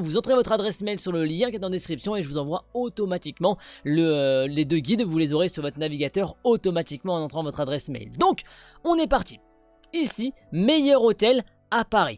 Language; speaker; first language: French; native; French